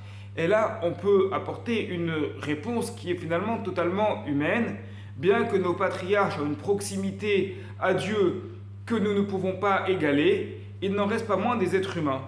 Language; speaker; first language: French; native; French